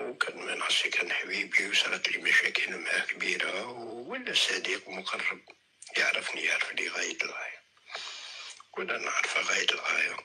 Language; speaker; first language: Arabic; native; Arabic